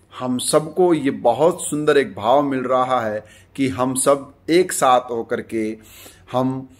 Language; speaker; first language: Hindi; native; Hindi